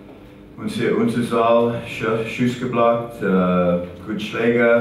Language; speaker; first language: German; non-native, learner; English